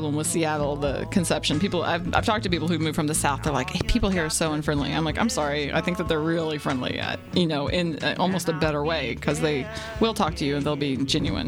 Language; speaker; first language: English; native; English